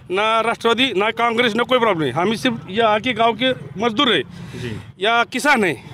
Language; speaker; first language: Hindi; non-native, local second language; Marathi